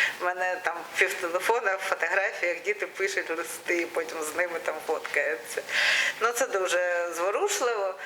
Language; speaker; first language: Ukrainian; non-native, local second language; Russian